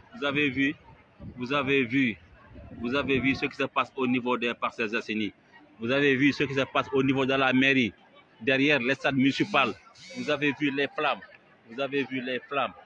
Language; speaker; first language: French; non-native, local second language; Wolof